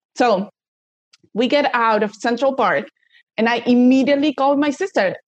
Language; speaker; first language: English; non-native, fluent; Spanish